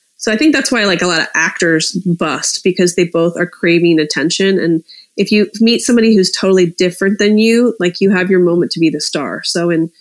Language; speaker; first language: English; native; English